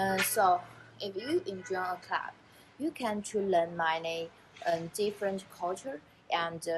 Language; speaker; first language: English; non-native, learner; Chinese